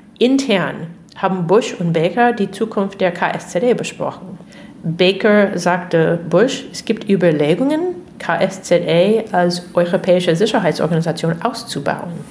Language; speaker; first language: German; non-native, fluent; English